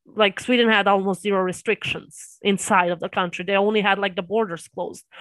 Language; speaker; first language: English; early bilingual, other home language; Serbian